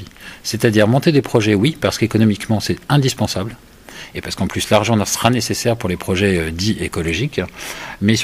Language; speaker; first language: French; native; French